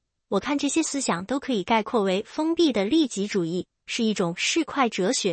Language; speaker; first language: Chinese; native; Chinese